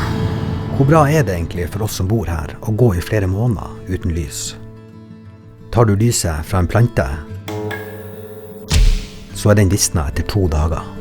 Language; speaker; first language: Norwegian; native; Norwegian